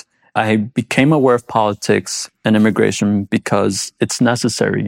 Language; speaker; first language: English; native; English